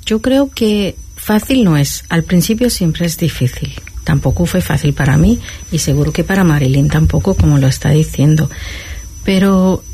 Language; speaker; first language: Spanish; non-native, fluent; Sindhi